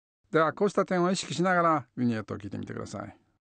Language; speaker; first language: Japanese; native; Japanese